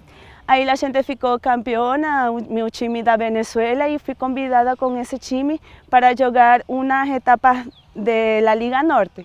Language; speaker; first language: Portuguese; non-native, learner; Spanish